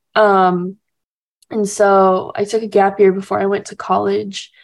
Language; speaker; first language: English; early bilingual, other home language; Indonesian